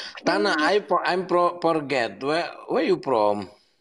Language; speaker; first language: English; non-native, learner; Indonesian